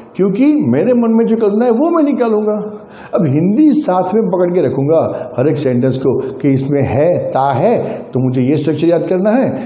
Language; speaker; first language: Hindi; non-native, local second language; Gujarati